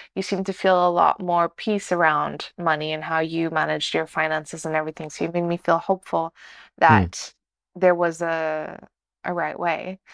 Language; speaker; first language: English; non-native, fluent; Portuguese